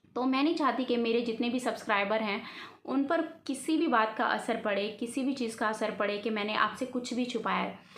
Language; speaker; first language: Urdu; native; Urdu